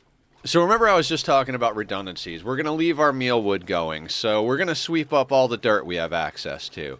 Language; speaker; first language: English; native; English